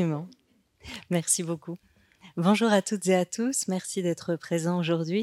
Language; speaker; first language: French; native; French